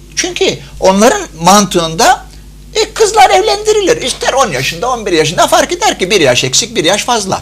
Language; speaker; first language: Turkish; non-native, fluent; Arabic